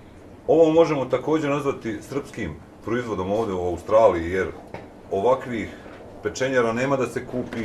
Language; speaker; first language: Bosnian; native; Bosnian